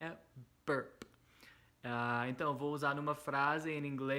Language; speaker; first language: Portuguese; non-native, fluent; English